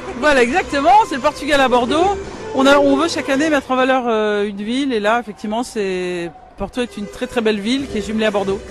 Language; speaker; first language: French; native; French